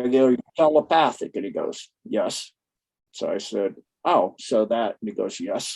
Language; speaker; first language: English; native; English